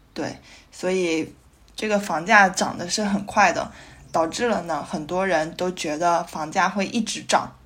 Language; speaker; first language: Chinese; native; Chinese